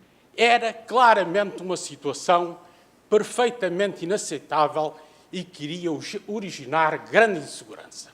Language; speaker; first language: Portuguese; native; Portuguese